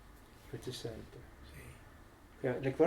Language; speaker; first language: Spanish; non-native, learner; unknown